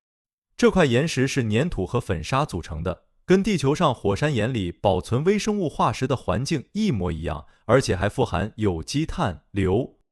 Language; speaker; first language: Chinese; native; Chinese